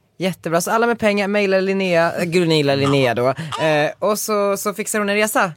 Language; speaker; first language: Swedish; native; Swedish